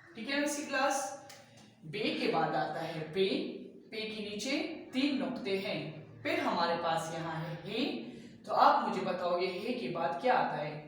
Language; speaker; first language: Urdu; non-native, local second language; Punjabi